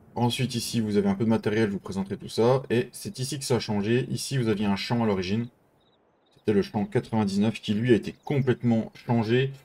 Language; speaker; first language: French; native; French